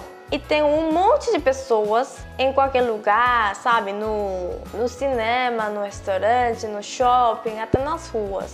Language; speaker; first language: Portuguese; non-native, fluent; Korean